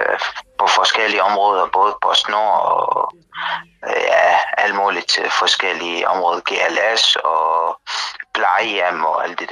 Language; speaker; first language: Danish; non-native, learner; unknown